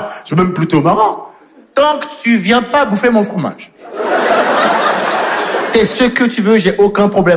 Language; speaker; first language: French; native; French